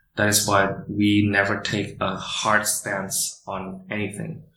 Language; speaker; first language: English; non-native, fluent; Indonesian